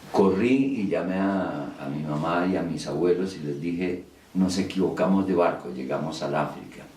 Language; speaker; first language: Spanish; early bilingual, other home language; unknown